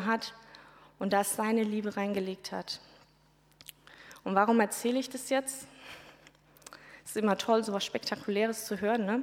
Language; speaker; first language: German; native; German